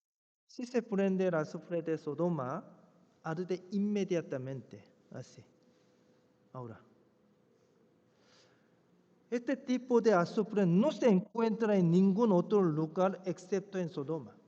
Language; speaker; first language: Spanish; non-native, fluent; Korean